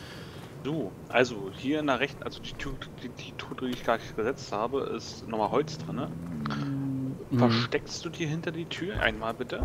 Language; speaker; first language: German; native; German